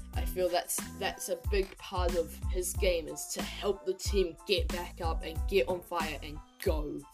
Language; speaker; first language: English; native; English